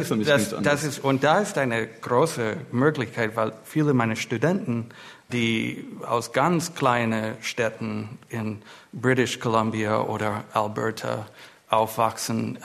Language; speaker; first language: German; non-native, fluent; English